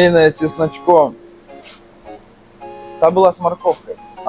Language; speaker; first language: Japanese; non-native, learner; Russian